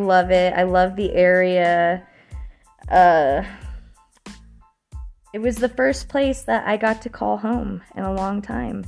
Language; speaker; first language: English; native; English